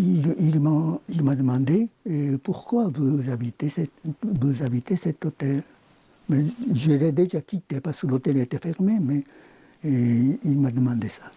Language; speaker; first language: French; non-native, fluent; Japanese